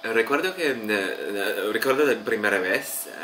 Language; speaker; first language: Spanish; non-native, learner; Filipino